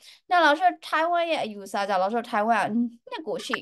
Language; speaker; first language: Chinese; native; Chinese